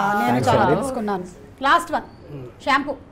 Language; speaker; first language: Telugu; native; Telugu